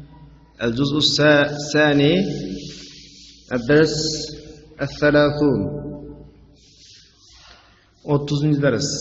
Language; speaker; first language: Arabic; non-native, fluent; Uyghur